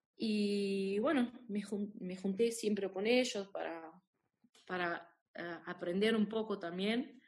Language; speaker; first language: Spanish; non-native, fluent; German